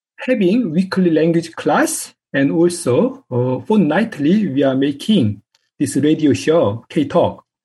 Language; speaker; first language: English; non-native, fluent; Korean